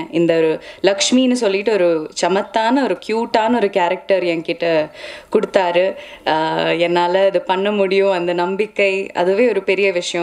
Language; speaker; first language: Tamil; non-native, local second language; Malayalam